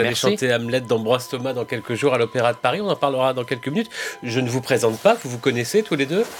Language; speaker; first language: French; native; French